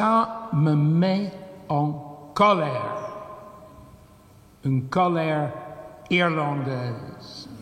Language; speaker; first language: French; non-native, fluent; English